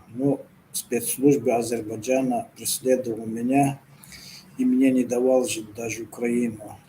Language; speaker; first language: Russian; non-native, local second language; Lezghian